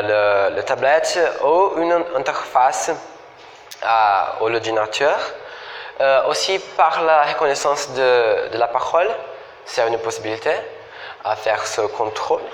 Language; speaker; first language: French; non-native, fluent; Portuguese